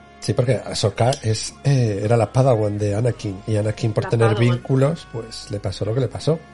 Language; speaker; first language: Spanish; native; Spanish